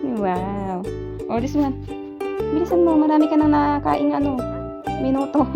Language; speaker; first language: Filipino; native; Filipino